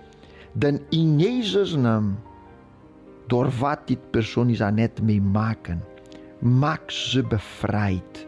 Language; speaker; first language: Dutch; non-native, fluent; Portuguese